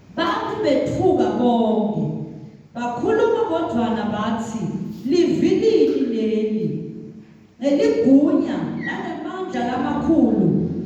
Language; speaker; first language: Zulu; non-native, local second language; Swati